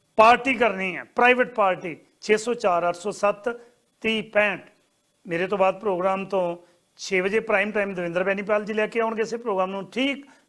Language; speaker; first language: Punjabi; native; Punjabi